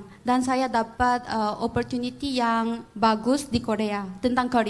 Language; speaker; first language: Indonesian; non-native, fluent; Korean